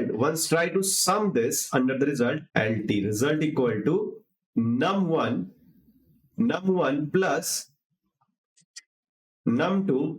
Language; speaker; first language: English; non-native, local second language; Hindi